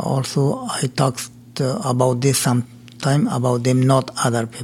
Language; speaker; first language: English; non-native, learner; Persian